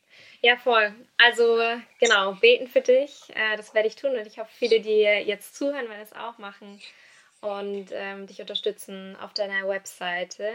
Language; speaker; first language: German; native; German